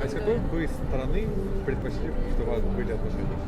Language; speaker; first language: Russian; native; Russian